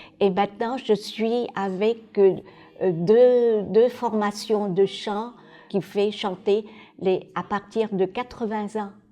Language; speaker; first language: French; non-native, local second language; Vietnamese